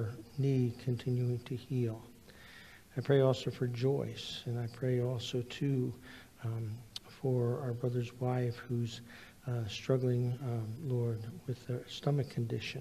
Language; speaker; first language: English; native; English